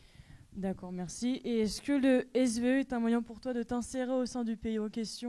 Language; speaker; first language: French; native; French